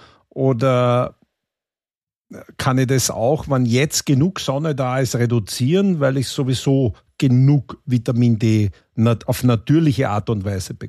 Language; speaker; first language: German; native; German